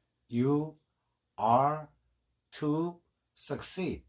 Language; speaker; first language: English; non-native, fluent; Korean